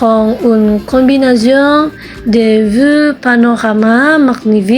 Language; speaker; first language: French; non-native, learner; Indonesian